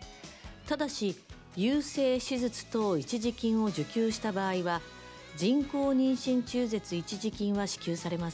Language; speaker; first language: Japanese; native; Japanese